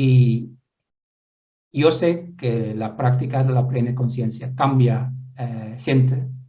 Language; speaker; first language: Spanish; non-native, fluent; Dutch